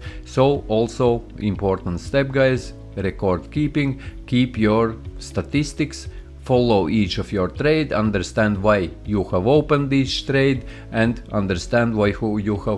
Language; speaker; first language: English; non-native, fluent; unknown